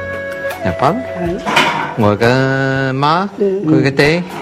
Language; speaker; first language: Chinese; early bilingual, heritage; Chinese